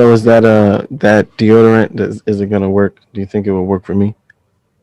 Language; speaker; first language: English; native; English